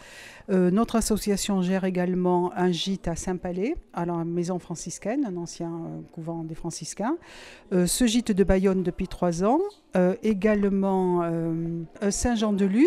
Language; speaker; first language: French; native; French